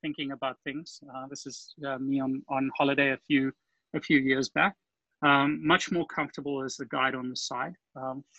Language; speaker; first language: English; native; English